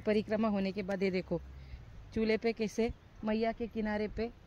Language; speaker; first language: Hindi; non-native, local second language; Marathi